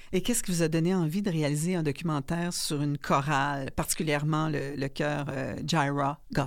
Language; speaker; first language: French; native; French